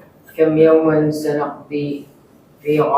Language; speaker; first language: Arabic; non-native, learner; Filipino